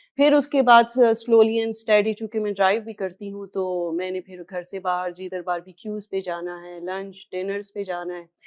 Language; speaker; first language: Urdu; native; Urdu